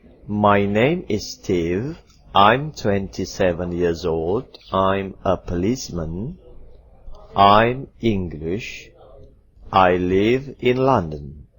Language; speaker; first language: English; non-native, fluent; Indonesian